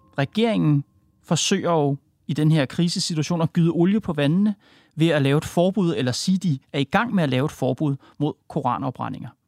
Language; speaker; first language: Danish; native; Danish